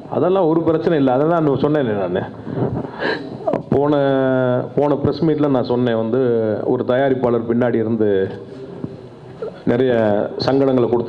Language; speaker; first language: Tamil; native; Tamil